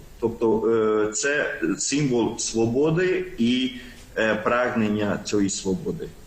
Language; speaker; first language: Ukrainian; non-native, local second language; Hungarian